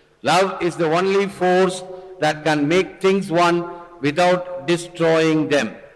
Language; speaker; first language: English; non-native, local second language; Tamil